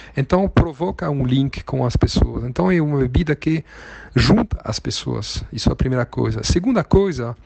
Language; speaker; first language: Portuguese; non-native, fluent; French